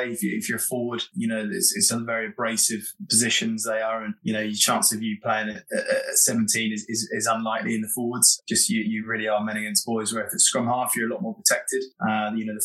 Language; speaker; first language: English; native; English